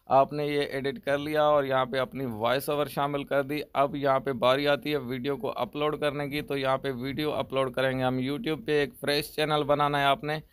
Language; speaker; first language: Urdu; native; Urdu